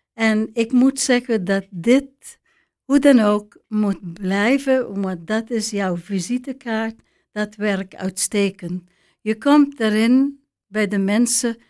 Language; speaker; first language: Dutch; non-native, fluent; English